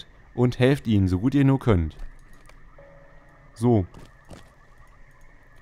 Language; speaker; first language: German; native; German